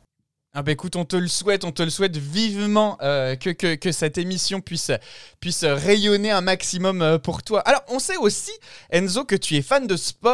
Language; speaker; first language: French; native; French